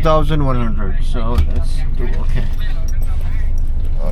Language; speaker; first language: English; non-native, local second language; Urdu